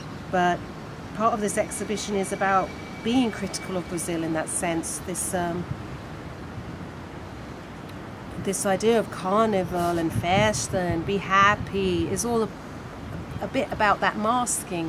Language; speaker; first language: English; native; English